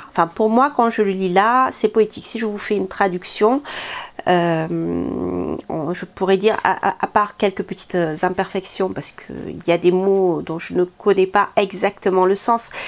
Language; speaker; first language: French; native; French